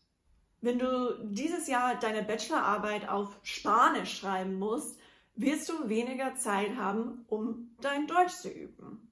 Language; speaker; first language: German; non-native, fluent; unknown